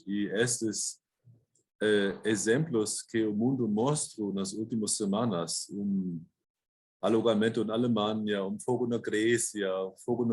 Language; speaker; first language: Portuguese; non-native, fluent; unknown